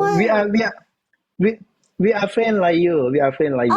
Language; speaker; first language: English; non-native, learner; Thai